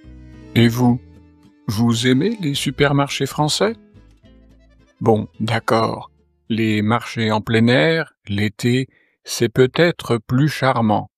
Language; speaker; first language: French; native; French